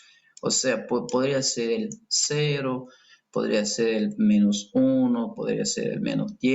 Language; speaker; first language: Spanish; non-native, fluent; Portuguese